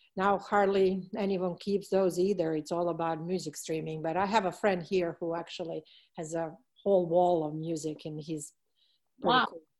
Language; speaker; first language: English; non-native, fluent; Serbian